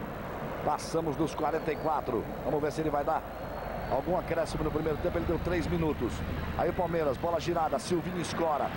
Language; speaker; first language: Portuguese; native; Portuguese